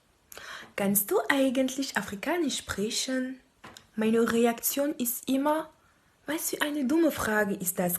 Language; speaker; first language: German; non-native, fluent; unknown